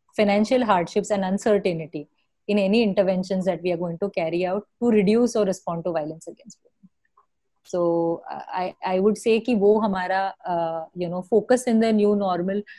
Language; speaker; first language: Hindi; non-native, local second language; Marathi